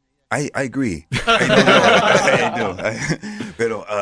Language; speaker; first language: English; native; English